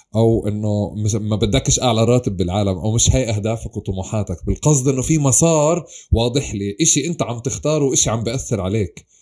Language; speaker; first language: Arabic; native; Arabic